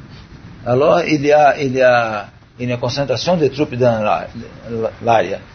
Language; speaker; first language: French; non-native, learner; Portuguese